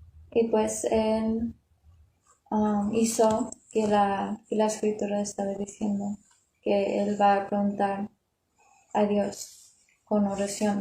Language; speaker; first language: Spanish; non-native, learner; English